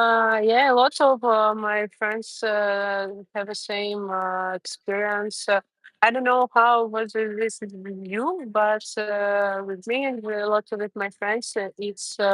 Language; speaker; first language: English; non-native, learner; Russian